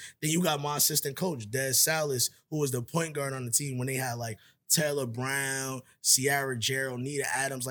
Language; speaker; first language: English; native; English